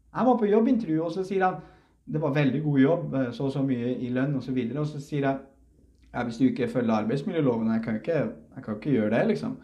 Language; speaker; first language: Norwegian; early bilingual, other home language; Uzbek